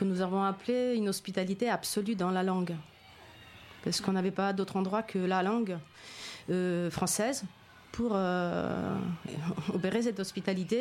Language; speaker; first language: French; non-native, fluent; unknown